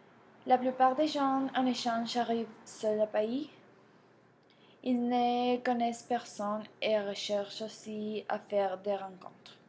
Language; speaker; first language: French; non-native, learner; Spanish